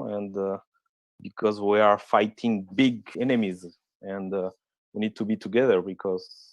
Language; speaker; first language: English; non-native, fluent; French